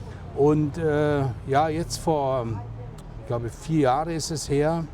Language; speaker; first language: German; native; German